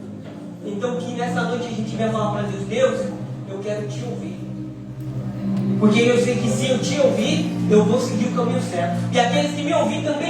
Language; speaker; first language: Portuguese; native; Portuguese